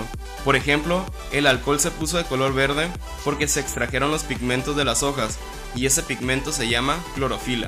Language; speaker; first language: Spanish; native; Spanish